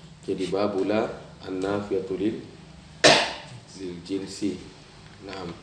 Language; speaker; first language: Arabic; non-native, fluent; Indonesian